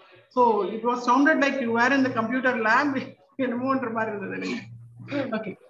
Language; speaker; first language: English; non-native, local second language; Tamil